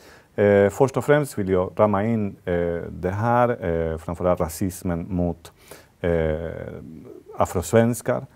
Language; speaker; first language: Swedish; non-native, fluent; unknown